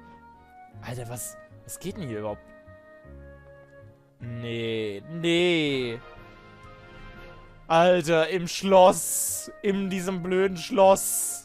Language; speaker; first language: German; native; German